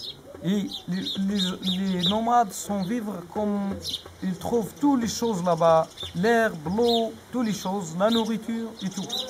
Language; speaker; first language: French; non-native, learner; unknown